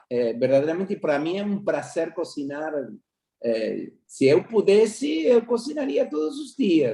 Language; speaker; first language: Portuguese; non-native, fluent; Spanish